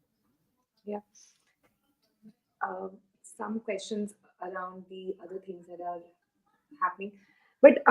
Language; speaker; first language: English; non-native, local second language; Hindi